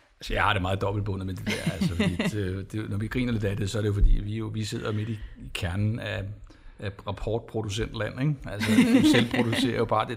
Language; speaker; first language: Danish; native; Danish